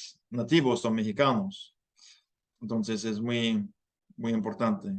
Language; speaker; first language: Spanish; non-native, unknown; English